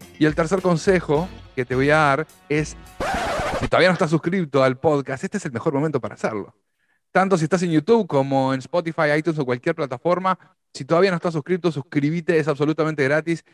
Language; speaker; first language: Spanish; native; Spanish